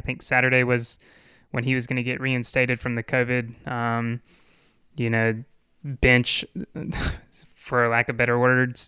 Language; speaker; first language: English; native; English